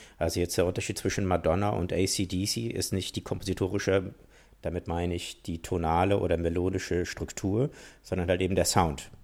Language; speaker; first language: German; native; German